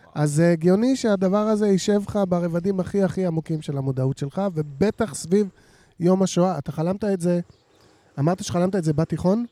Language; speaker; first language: Hebrew; native; Hebrew